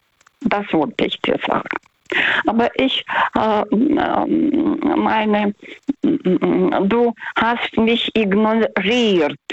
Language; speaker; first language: German; non-native, fluent; Russian